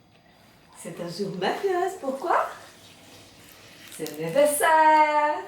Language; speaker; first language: French; non-native, learner; Portuguese